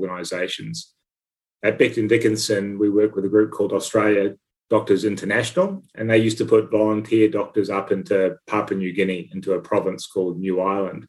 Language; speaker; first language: English; native; English